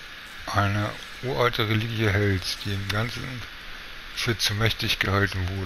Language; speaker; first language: German; native; German